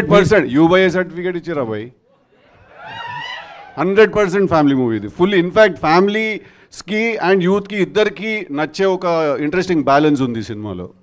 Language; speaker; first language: Telugu; native; Telugu